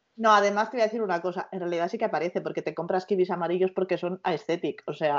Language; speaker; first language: Spanish; native; Spanish